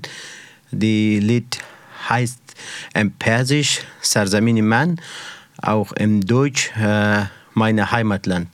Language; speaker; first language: German; non-native, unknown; Persian